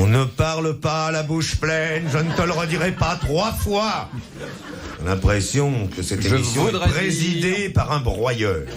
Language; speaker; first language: French; native; French